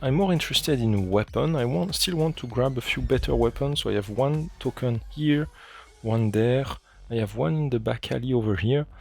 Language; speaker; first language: English; non-native, fluent; French